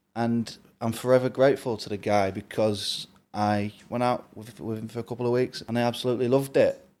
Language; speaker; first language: English; native; English